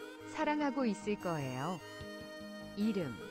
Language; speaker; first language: Korean; non-native, learner; English